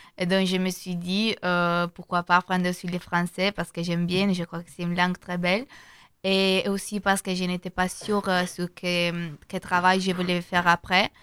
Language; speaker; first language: French; non-native, learner; Italian